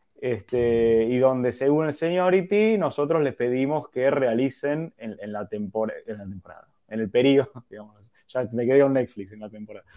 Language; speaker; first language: Spanish; native; Spanish